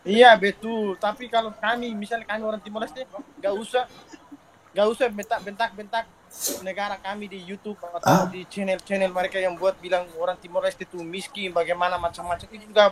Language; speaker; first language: Indonesian; non-native, local second language; Tetum